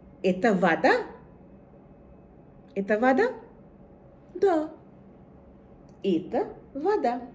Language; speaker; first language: Russian; non-native, fluent; Bangla